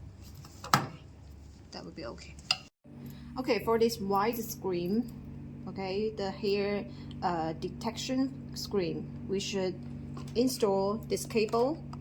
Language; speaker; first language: English; non-native, learner; Chinese